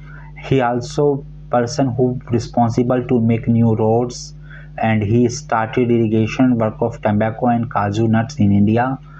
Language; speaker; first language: English; non-native, local second language; Hindi